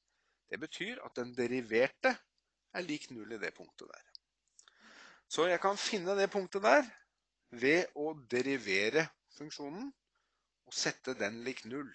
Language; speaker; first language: Norwegian; native; Norwegian